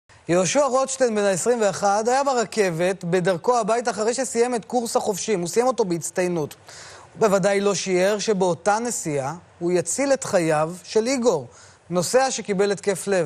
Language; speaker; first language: Hebrew; native; Hebrew